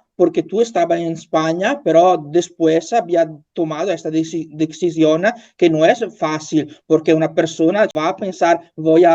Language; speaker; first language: Spanish; non-native, learner; Italian